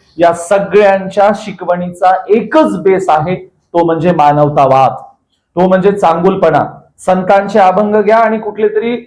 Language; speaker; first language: Marathi; native; Marathi